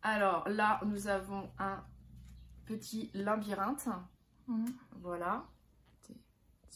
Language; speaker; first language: French; native; French